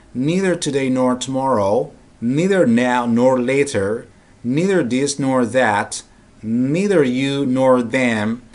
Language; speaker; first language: English; non-native, fluent; Turkish